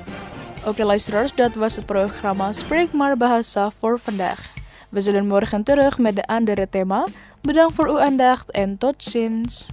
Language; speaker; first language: Dutch; non-native, learner; Indonesian